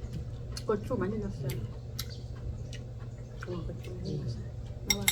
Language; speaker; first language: Korean; non-native, learner; Lao